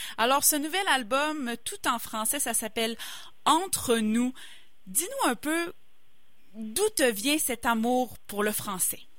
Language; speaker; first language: French; native; French